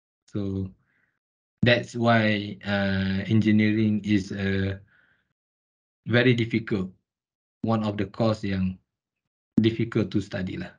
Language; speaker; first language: English; non-native, local second language; Malay